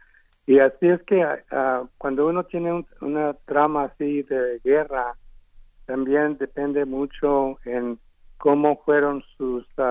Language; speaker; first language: Spanish; early bilingual, heritage; Spanish